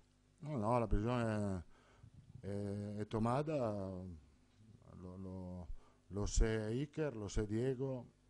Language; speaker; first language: Spanish; non-native, fluent; Italian